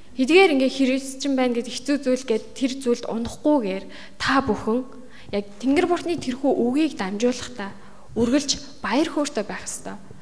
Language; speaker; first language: Mongolian; native; Mongolian